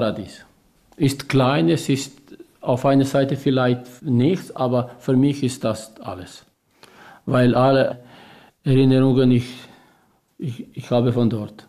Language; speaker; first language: German; non-native, learner; Albanian